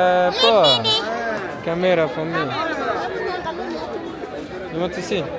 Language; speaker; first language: English; non-native, learner; French